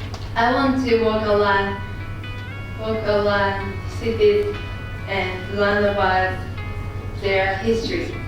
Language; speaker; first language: English; non-native, learner; Japanese